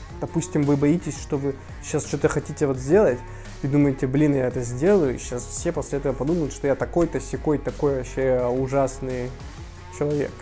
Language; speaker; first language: Russian; native; Russian